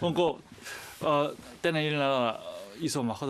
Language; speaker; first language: Finnish; non-native, learner; Korean